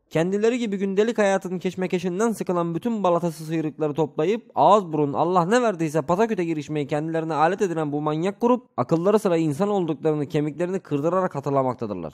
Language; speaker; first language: Turkish; native; Turkish